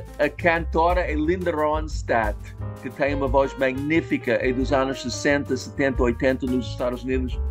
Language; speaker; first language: Portuguese; non-native, fluent; English